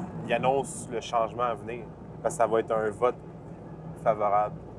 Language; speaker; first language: French; native; French